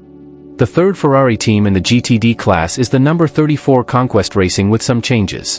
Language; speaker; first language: English; non-native, fluent; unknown